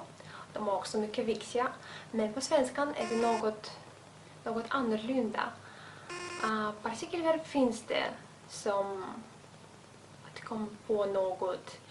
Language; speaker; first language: Swedish; non-native, fluent; Russian